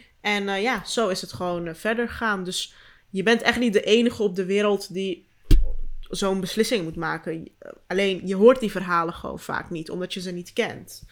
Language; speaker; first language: Dutch; early bilingual, other home language; Turkish